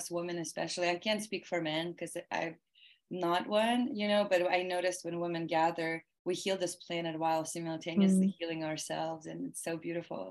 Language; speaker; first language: English; early bilingual, other home language; Russian